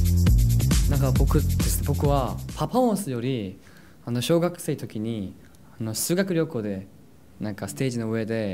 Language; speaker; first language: Japanese; non-native, fluent; Korean